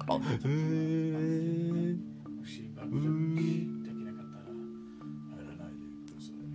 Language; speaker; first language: Japanese; non-native, learner; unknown